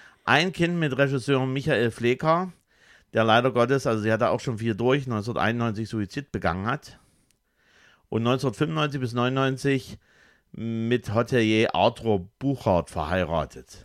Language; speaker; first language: German; native; German